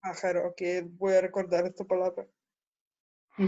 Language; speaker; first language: Spanish; non-native, learner; Russian